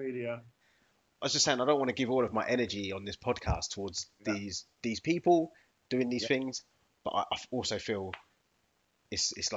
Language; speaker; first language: English; native; English